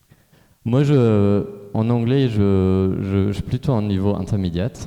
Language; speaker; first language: French; non-native, fluent; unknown